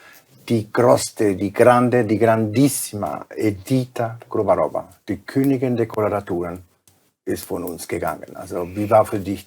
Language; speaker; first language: German; non-native, fluent; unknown